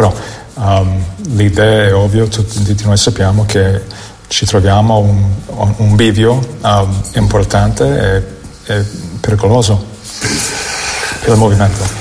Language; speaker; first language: Italian; non-native, fluent; English